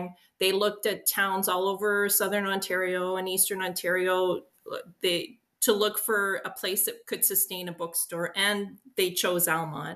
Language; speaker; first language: English; native; English